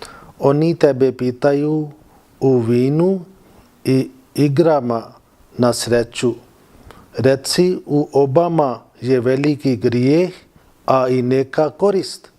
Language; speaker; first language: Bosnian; non-native, learner; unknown